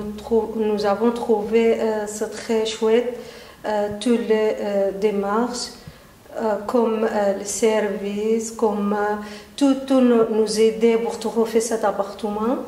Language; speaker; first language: French; non-native, learner; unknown